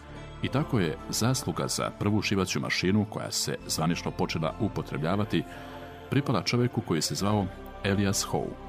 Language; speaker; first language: Croatian; native; Croatian